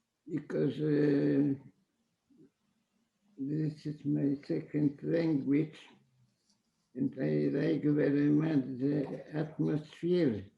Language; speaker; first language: English; non-native, fluent; Polish